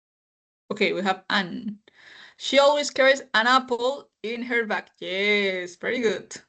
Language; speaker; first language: English; non-native, fluent; Spanish